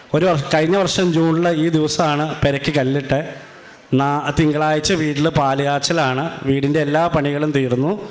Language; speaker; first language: Malayalam; native; Malayalam